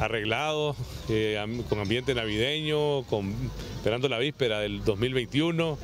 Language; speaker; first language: Spanish; native; Spanish